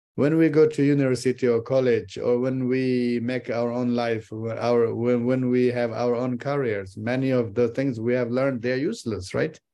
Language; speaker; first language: English; non-native, fluent; Chinese